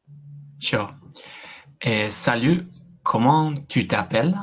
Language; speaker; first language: French; non-native, learner; Basque